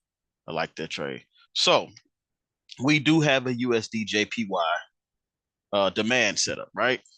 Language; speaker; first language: English; native; English